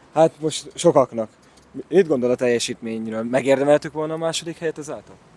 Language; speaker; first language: Hungarian; native; Hungarian